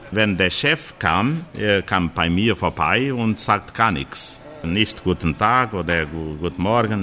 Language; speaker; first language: German; non-native, fluent; Portuguese